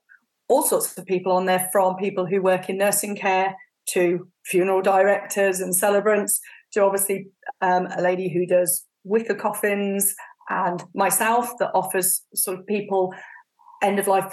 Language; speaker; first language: English; native; English